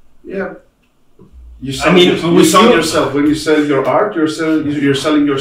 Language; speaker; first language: English; non-native, fluent; Greek